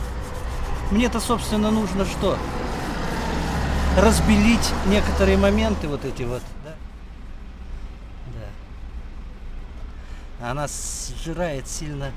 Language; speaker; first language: Russian; native; Russian